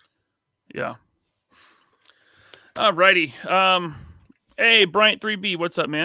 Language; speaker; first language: English; native; English